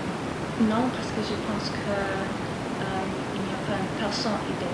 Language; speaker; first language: French; non-native, learner; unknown